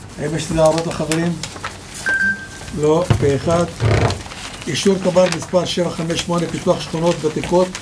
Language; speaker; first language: Hebrew; non-native, local second language; Arabic